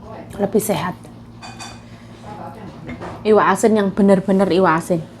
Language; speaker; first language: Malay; non-native, local second language; Javanese